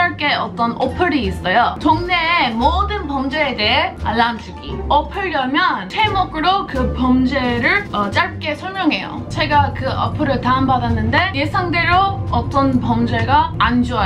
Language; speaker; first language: Korean; non-native, fluent; English